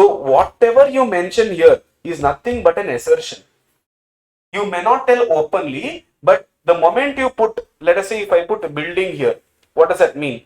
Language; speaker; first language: English; non-native, local second language; Tamil